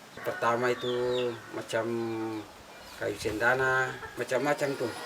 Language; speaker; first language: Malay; non-native, local second language; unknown